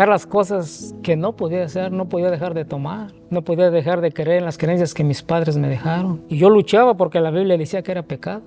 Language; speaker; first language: Spanish; native; Spanish